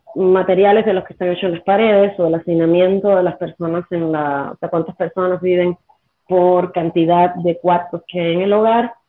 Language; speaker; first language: Spanish; native; Spanish